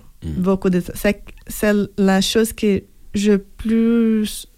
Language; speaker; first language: French; non-native, fluent; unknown